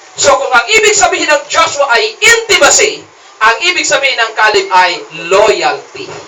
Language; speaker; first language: Filipino; non-native, local second language; Cebuano